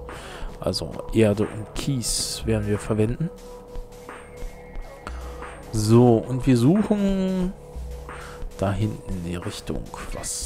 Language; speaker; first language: German; native; German